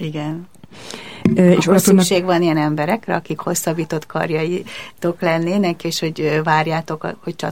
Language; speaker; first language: Hungarian; native; Hungarian